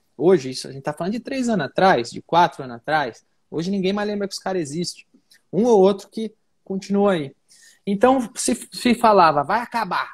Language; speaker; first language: Portuguese; native; Portuguese